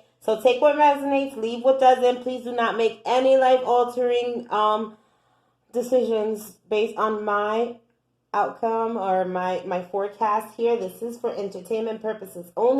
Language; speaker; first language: English; native; English